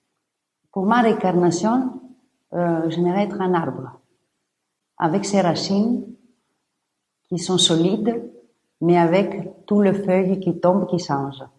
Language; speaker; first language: French; non-native, fluent; Greek